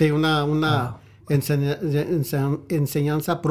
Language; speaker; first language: Spanish; early bilingual, heritage; Spanish